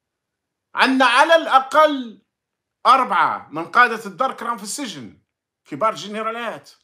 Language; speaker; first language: Arabic; native; Arabic